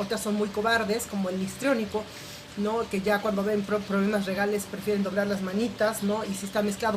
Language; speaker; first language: Spanish; native; Spanish